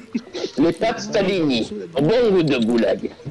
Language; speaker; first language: French; native; French